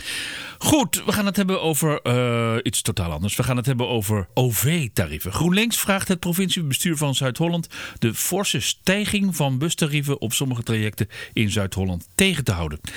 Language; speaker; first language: Dutch; native; Dutch